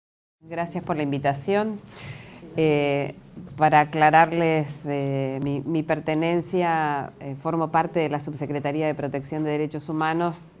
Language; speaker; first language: Spanish; native; Spanish